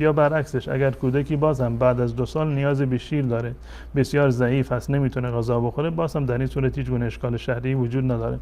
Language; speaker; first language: Persian; native; Persian